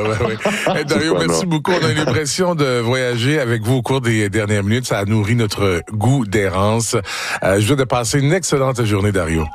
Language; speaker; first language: French; native; French